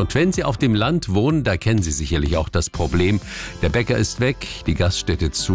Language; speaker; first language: German; native; German